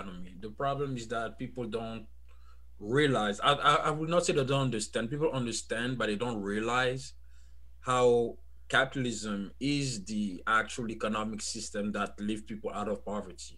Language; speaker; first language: English; non-native, fluent; French